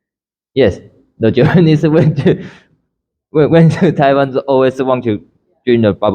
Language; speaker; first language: English; non-native, learner; Chinese